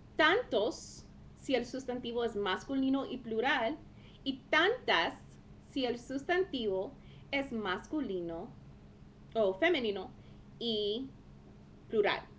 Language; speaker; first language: Spanish; non-native, fluent; English